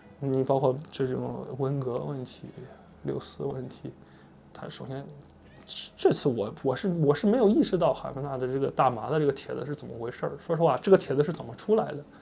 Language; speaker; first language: Chinese; native; Chinese